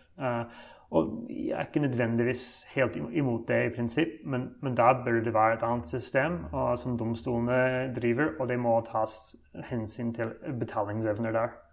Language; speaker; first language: Norwegian; non-native, fluent; English